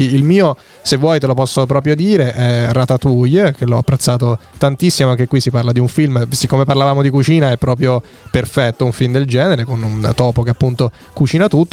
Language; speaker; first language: Italian; native; Italian